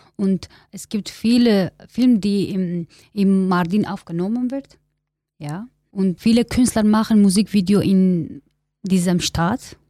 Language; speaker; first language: German; non-native, learner; Kurdish